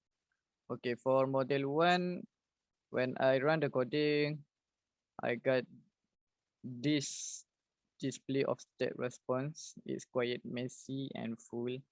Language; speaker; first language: English; non-native, learner; Malay